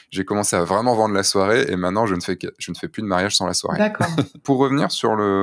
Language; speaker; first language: French; native; French